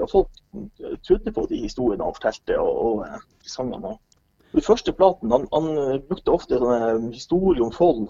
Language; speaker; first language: Norwegian; native; Norwegian